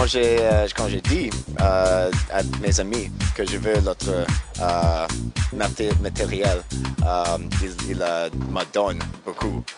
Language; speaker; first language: French; non-native, learner; English